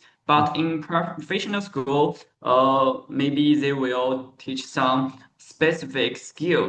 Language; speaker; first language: English; non-native, learner; Chinese